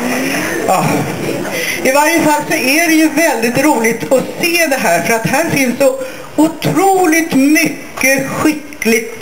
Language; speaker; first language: Swedish; native; Swedish